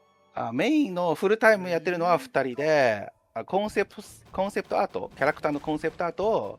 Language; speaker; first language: Japanese; non-native, fluent; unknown